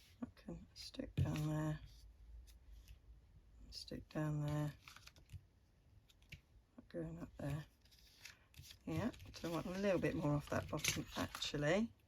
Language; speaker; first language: English; native; English